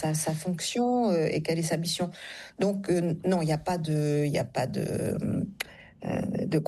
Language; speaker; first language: French; native; French